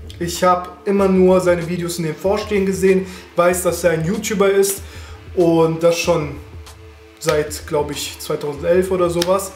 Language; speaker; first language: German; early bilingual, other home language; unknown